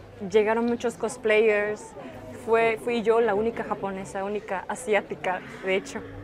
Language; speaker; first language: Spanish; non-native, fluent; Japanese